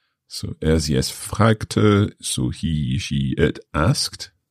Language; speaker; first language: German; non-native, learner; English